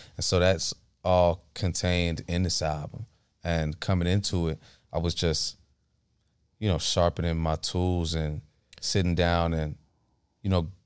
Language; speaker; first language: English; early bilingual, other home language; Akan